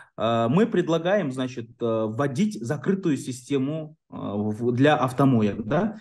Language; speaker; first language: Russian; non-native, local second language; Kyrgyz